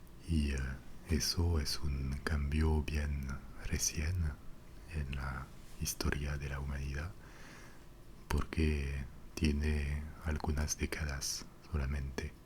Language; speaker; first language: Spanish; non-native, fluent; French